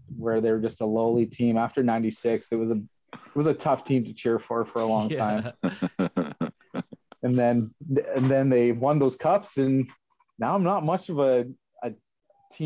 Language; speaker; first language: English; native; English